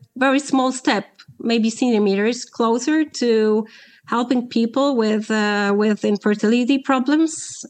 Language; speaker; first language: English; non-native, fluent; Polish